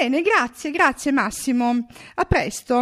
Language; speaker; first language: Italian; native; Italian